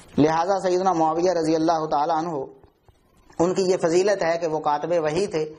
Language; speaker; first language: Urdu; non-native, local second language; Punjabi